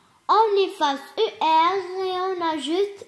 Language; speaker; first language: French; non-native, learner; Arabic